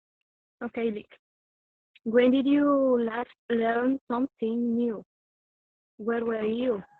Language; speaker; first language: English; non-native, learner; Spanish